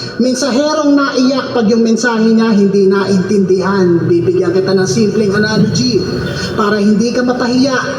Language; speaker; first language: Filipino; non-native, local second language; Cebuano